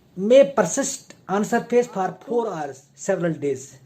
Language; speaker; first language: English; non-native, local second language; Hindi